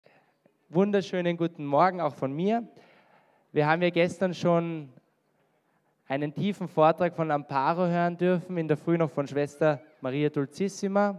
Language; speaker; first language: German; native; German